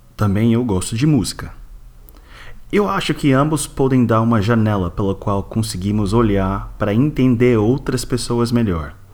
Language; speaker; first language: Portuguese; non-native, fluent; English